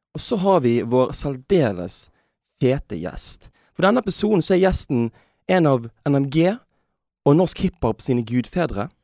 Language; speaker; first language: Norwegian; native; Norwegian